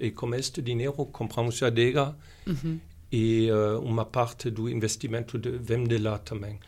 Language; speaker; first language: Portuguese; non-native, fluent; German